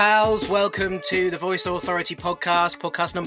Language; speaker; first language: English; native; English